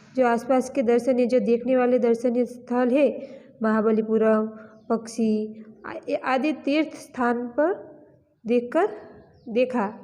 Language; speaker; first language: Hindi; non-native, local second language; Gujarati